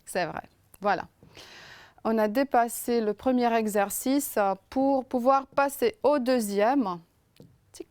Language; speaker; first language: French; non-native, fluent; Romanian